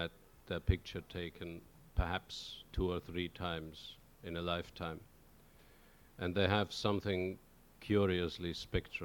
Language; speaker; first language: English; non-native, fluent; German